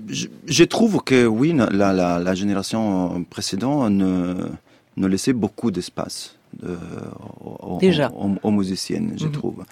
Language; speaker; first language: French; non-native, fluent; Italian